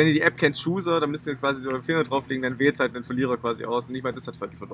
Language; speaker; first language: German; native; German